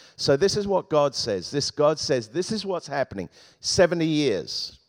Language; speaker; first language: English; native; English